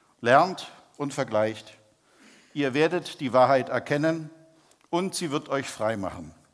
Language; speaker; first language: German; native; German